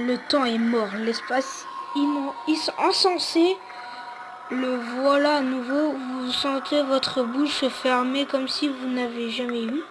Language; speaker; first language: French; native; French